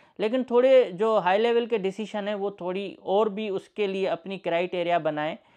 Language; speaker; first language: Urdu; non-native, local second language; Sindhi